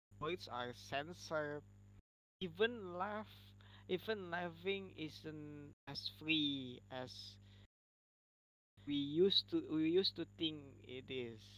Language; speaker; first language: English; non-native, learner; Indonesian